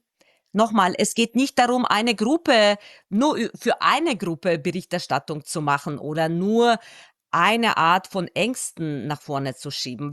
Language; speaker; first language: German; non-native, fluent; Russian